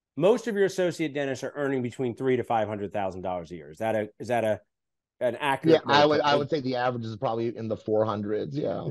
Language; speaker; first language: English; native; English